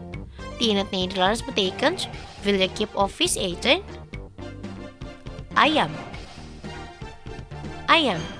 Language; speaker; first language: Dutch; non-native, fluent; Indonesian